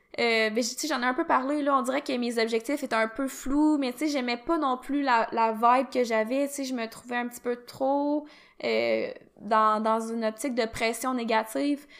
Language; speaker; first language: French; native; French